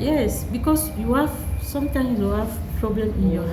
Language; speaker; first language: English; non-native, learner; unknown